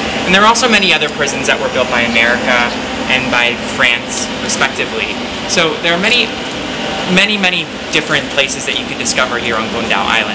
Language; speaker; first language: English; native; English